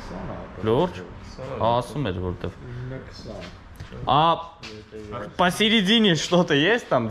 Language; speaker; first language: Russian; non-native, fluent; Armenian